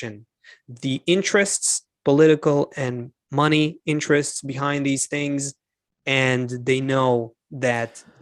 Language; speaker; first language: English; non-native, fluent; Hebrew